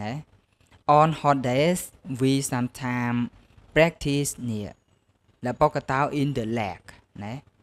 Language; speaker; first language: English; non-native, learner; Khmer